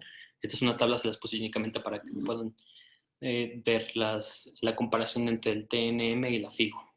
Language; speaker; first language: Spanish; native; Spanish